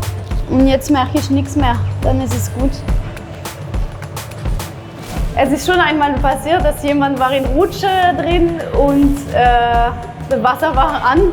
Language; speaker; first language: German; non-native, fluent; French